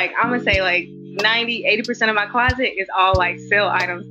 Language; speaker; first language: English; native; English